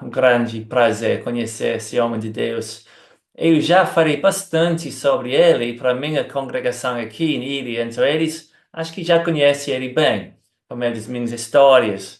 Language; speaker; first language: Portuguese; non-native, fluent; English